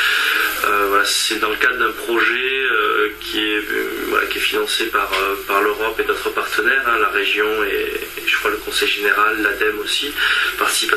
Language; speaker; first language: French; native; French